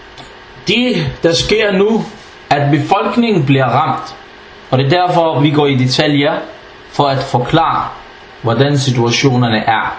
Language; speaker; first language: Danish; non-native, fluent; Arabic